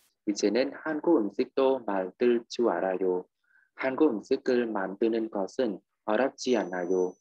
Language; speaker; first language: Korean; non-native, fluent; Vietnamese